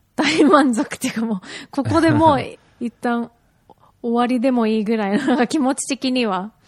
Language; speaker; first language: Japanese; native; Japanese